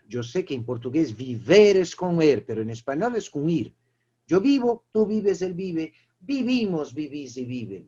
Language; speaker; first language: Spanish; non-native, fluent; Portuguese